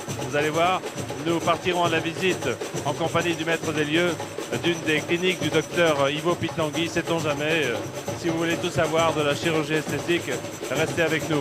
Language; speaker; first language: French; native; French